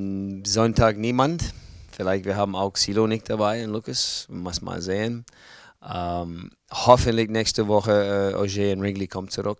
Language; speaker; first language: German; non-native, learner; English